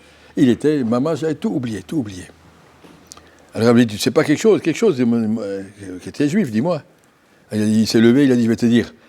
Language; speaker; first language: French; native; French